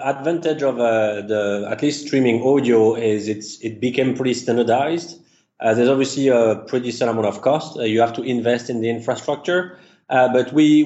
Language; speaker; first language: English; non-native, fluent; French